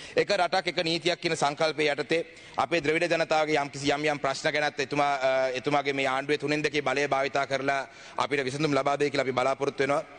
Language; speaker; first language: Sinhala; non-native, local second language; Tamil